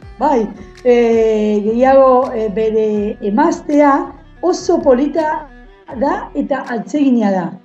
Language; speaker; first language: Basque; non-native, learner; Spanish